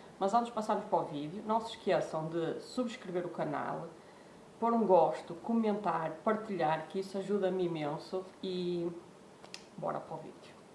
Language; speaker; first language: Portuguese; native; Portuguese